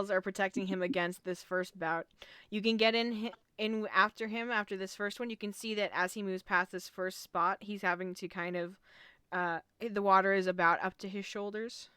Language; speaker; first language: English; native; English